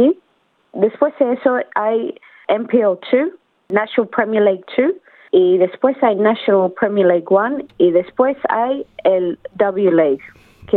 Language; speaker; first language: Spanish; early bilingual, heritage; Spanish